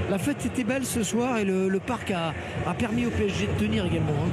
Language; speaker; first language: French; native; French